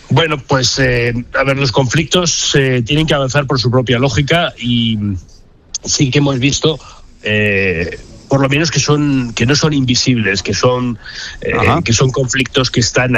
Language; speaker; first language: Spanish; native; Spanish